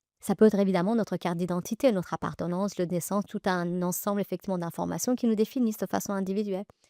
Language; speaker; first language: French; early bilingual, other home language; Persian